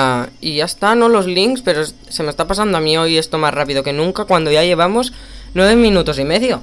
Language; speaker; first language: Spanish; native; Spanish